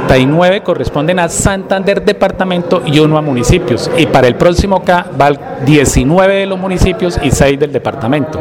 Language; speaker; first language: Spanish; native; Spanish